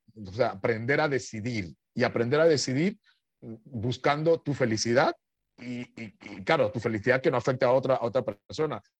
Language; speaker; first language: Spanish; native; Spanish